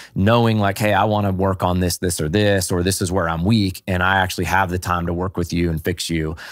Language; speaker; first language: English; native; English